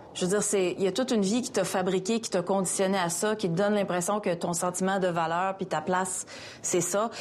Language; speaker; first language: French; native; French